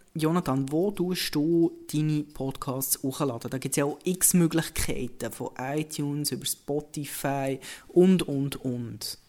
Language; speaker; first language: German; native; German